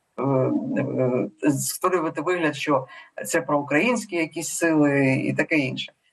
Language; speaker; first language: Ukrainian; native; Ukrainian